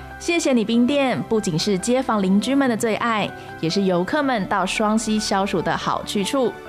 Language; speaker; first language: Chinese; native; Chinese